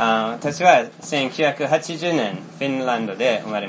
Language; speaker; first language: Japanese; non-native, fluent; Finnish